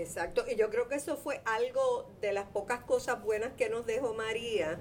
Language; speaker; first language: Spanish; native; Spanish